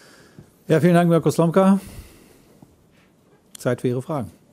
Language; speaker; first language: German; native; German